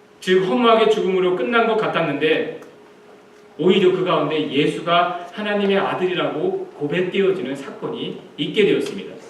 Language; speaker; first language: Korean; native; Korean